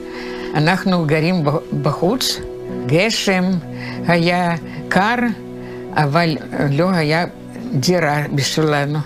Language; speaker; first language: Hebrew; non-native, learner; Russian